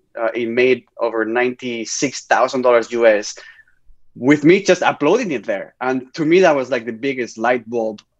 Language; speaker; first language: English; non-native, fluent; Spanish